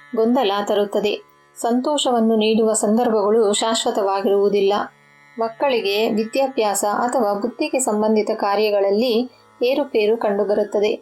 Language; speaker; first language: Kannada; native; Kannada